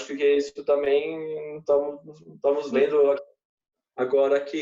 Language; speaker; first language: Portuguese; non-native, fluent; German